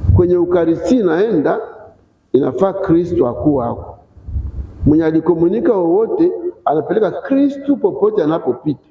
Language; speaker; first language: Swahili; non-native, local second language; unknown